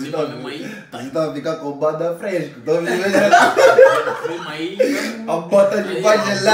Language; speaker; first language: Portuguese; native; Portuguese